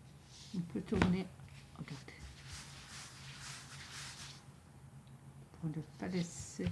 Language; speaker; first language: French; non-native, local second language; Arabic